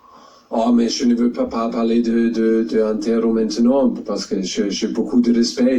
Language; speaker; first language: French; non-native, fluent; German